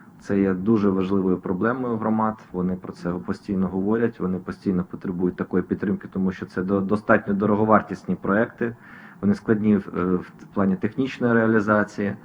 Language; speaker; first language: Ukrainian; native; Ukrainian